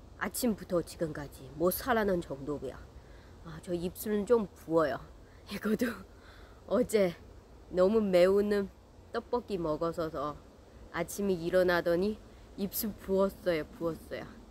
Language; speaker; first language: Korean; non-native, fluent; Chinese